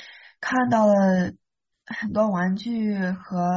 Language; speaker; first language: Chinese; early bilingual, heritage; Chinese